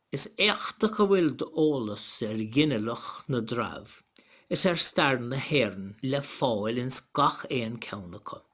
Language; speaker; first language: Irish; native; Irish